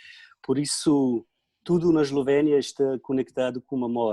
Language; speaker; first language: Portuguese; non-native, fluent; Slovenian